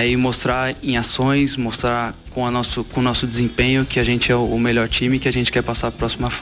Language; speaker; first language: Portuguese; native; Portuguese